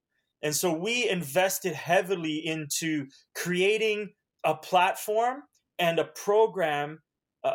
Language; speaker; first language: English; early bilingual, other home language; Hungarian